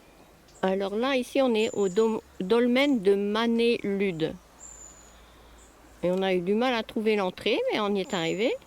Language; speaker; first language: French; native; French